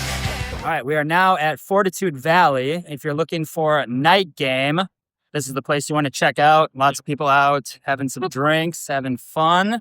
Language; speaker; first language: English; native; English